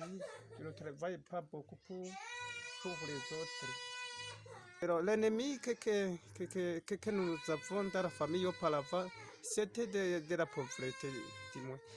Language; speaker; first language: French; non-native, local second language; Rundi